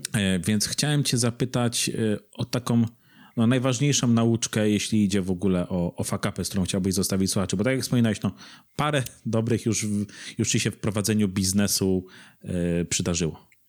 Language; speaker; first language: Polish; native; Polish